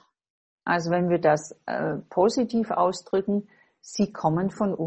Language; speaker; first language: German; non-native, fluent; English